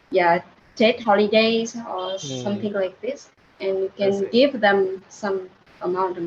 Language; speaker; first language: English; non-native, learner; Vietnamese